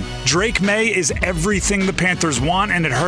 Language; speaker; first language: English; native; English